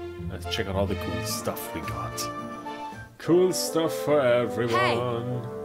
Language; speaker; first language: English; non-native, fluent; German